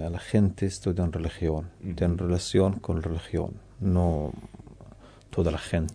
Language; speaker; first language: Spanish; non-native, learner; Arabic